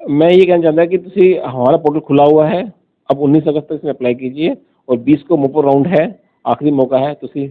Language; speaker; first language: Hindi; non-native, local second language; Punjabi